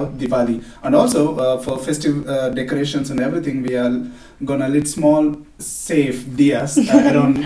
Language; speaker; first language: English; non-native, local second language; Telugu